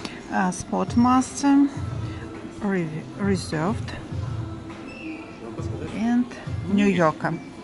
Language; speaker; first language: English; non-native, fluent; Russian